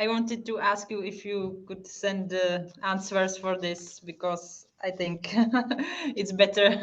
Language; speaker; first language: English; non-native, fluent; Hungarian